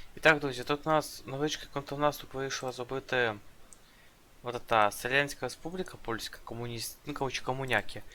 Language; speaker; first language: Ukrainian; non-native, local second language; Russian